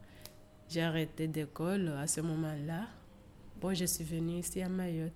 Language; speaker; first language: French; non-native, local second language; Comorian